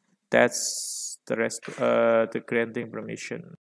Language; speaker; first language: English; non-native, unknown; Indonesian